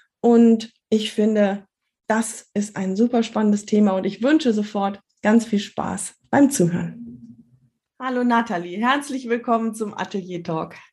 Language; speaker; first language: German; native; German